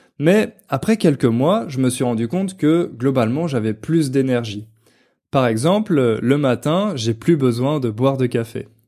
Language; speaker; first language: French; native; French